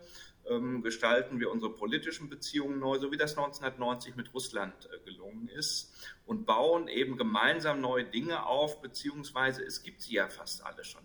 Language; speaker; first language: German; native; German